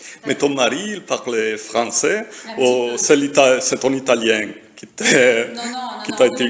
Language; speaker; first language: French; non-native, fluent; Italian